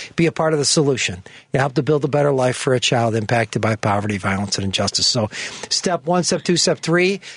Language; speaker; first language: English; native; English